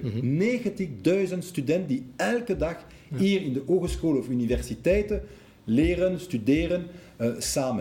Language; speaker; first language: Dutch; non-native, local second language; French